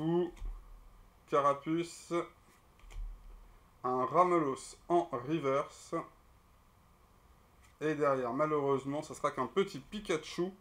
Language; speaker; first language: French; native; French